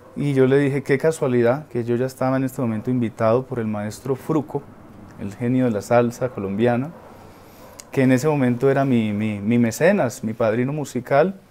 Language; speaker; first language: Spanish; native; Spanish